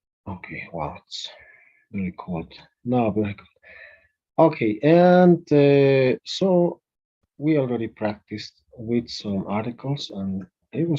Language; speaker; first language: English; non-native, fluent; Spanish